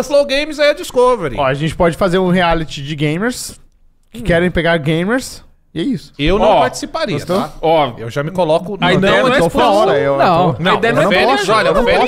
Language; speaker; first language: Portuguese; native; Portuguese